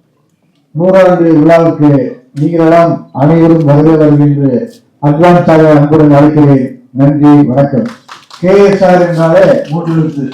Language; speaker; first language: Tamil; native; Tamil